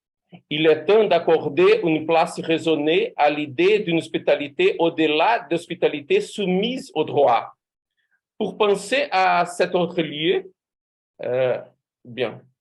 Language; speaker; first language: French; non-native, fluent; Portuguese